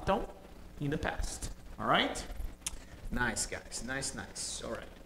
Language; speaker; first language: English; non-native, fluent; Portuguese